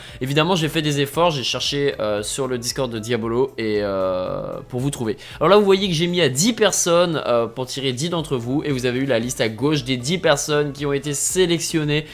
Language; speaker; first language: French; native; French